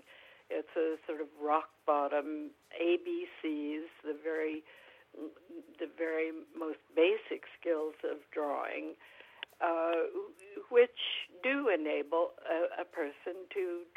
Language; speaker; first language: English; native; English